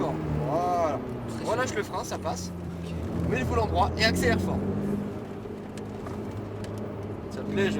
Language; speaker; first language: French; native; French